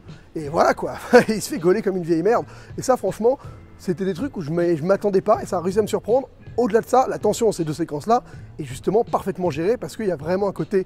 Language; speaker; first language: French; native; French